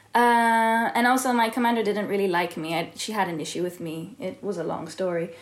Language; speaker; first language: English; early bilingual, heritage; Hebrew